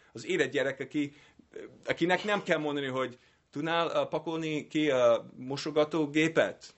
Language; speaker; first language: Hungarian; non-native, fluent; English